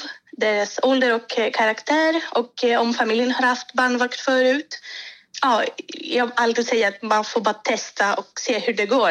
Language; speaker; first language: Swedish; non-native, fluent; Greek